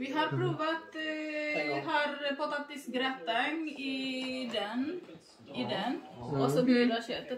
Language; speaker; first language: Swedish; non-native, fluent; Indonesian